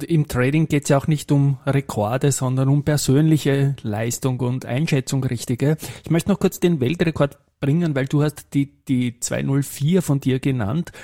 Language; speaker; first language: German; native; German